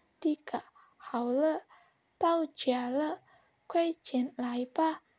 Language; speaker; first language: Chinese; non-native, learner; Indonesian